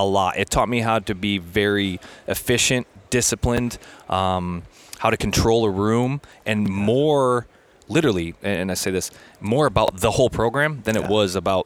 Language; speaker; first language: English; native; English